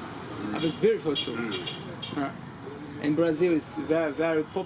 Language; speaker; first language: English; non-native, learner; Portuguese